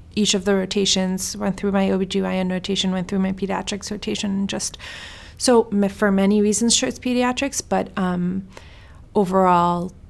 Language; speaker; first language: English; early bilingual, heritage; Swedish